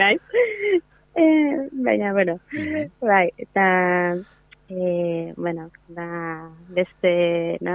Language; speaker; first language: Basque; non-native, local second language; Spanish